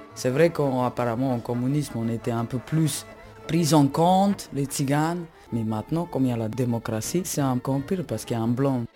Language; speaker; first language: French; non-native, fluent; Slovak